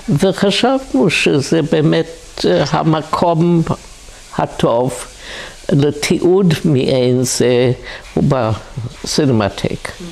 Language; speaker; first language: Hebrew; non-native, fluent; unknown